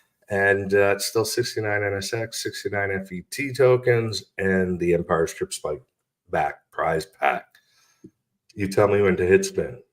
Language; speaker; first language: English; native; English